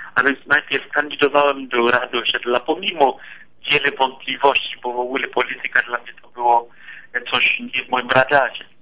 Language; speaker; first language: Polish; non-native, fluent; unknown